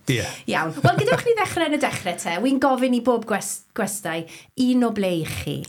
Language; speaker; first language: Welsh; native; Welsh